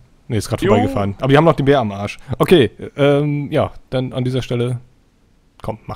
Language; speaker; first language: German; native; German